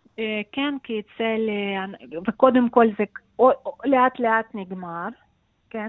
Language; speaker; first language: Hebrew; non-native, fluent; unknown